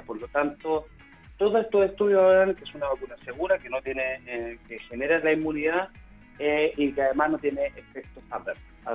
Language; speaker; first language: Spanish; native; Spanish